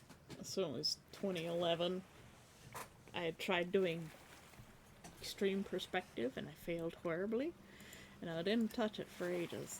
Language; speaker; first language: English; native; English